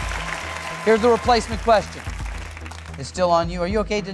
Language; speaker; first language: English; native; English